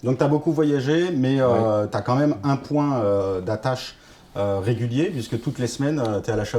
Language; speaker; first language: French; native; French